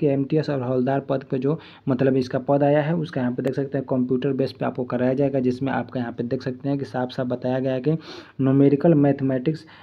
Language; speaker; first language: Hindi; native; Hindi